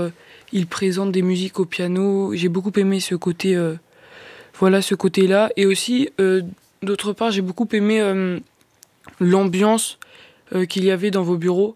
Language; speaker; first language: French; native; French